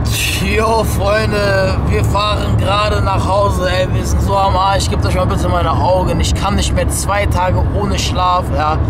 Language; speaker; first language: German; native; German